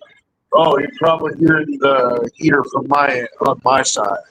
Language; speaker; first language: English; native; English